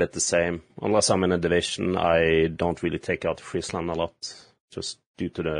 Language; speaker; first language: English; non-native, fluent; Norwegian